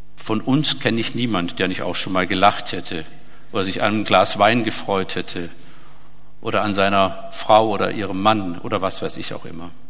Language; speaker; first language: German; native; German